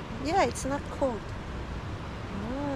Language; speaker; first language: English; non-native, local second language; Filipino